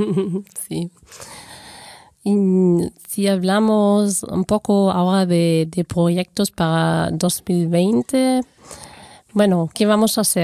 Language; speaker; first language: Spanish; non-native, fluent; German